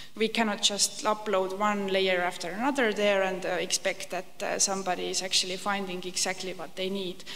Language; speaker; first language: English; non-native, fluent; Estonian